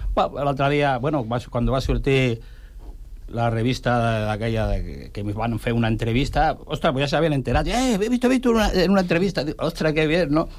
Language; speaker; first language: Catalan; non-native, local second language; Spanish